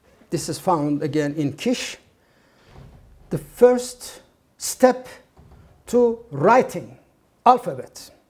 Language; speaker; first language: English; non-native, fluent; Turkish